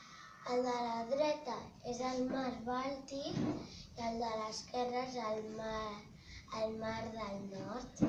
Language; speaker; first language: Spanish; non-native, local second language; Catalan